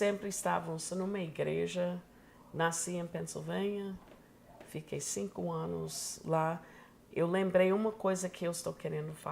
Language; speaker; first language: Portuguese; non-native, fluent; English